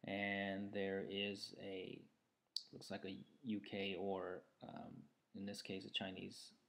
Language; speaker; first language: English; native; English